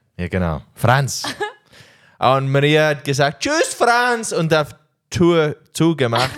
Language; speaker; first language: German; non-native, learner; English